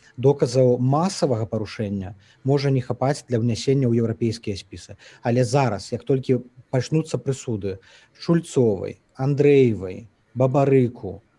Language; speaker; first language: Belarusian; native; Belarusian